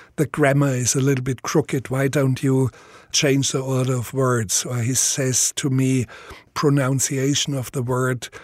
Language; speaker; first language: English; non-native, fluent; German